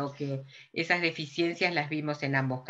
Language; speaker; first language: Spanish; native; Spanish